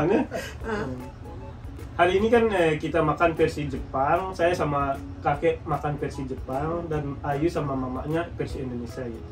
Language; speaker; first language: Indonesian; non-native, fluent; Japanese